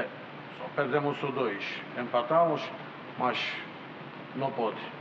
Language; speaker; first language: Portuguese; non-native, learner; Romanian